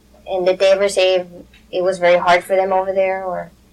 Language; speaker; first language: English; early bilingual, other home language; Spanish